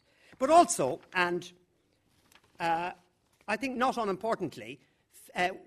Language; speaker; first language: English; native; English